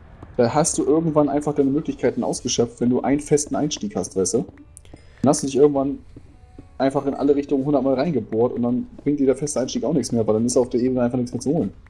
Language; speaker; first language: German; native; German